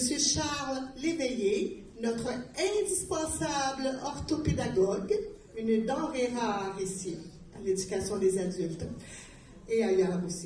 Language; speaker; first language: French; native; French